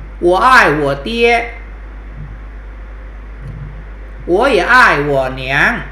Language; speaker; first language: Chinese; non-native, fluent; Thai